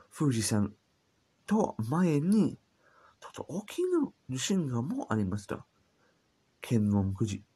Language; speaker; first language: Japanese; non-native, learner; English